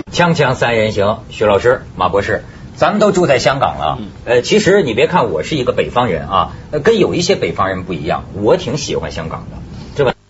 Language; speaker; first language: Chinese; native; Chinese